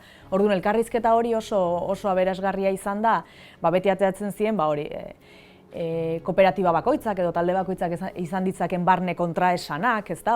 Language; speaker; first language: Basque; native; Basque